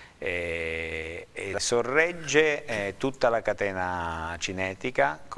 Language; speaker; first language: Italian; native; Italian